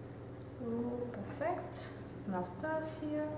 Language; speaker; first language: German; non-native, learner; Italian